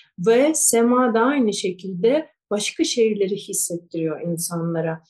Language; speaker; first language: Turkish; non-native, fluent; Russian